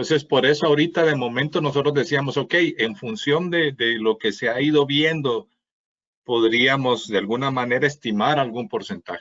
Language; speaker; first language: Spanish; native; Spanish